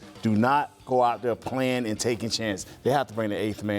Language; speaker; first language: English; native; English